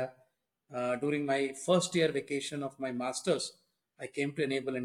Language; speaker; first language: English; non-native, local second language; Telugu